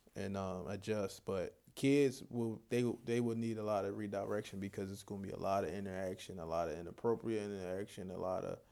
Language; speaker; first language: English; native; English